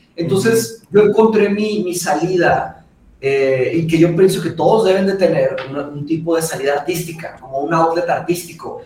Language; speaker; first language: Spanish; early bilingual, other home language; Portuguese